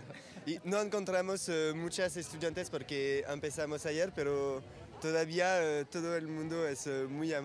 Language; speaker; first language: Spanish; non-native, learner; French